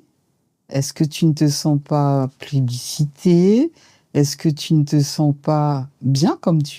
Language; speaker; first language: French; native; French